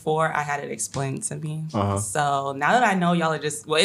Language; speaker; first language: English; native; English